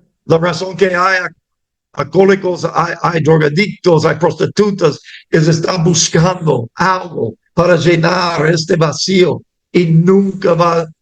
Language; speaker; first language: Spanish; non-native, fluent; English